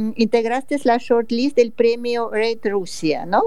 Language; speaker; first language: Spanish; non-native, fluent; Russian